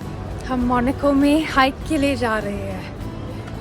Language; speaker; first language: Hindi; non-native, local second language; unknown